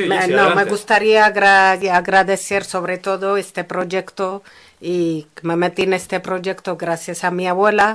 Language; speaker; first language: Spanish; non-native, fluent; Amharic